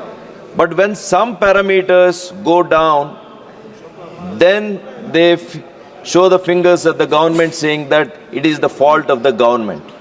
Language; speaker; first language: English; non-native, local second language; Kannada